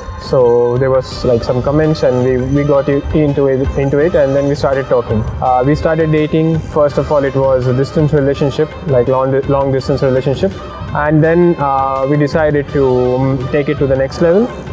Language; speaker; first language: English; non-native, local second language; Hindi